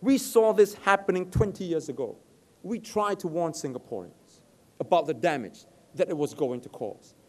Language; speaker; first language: English; native; English